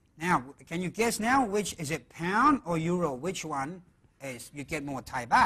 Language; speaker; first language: English; non-native, fluent; Thai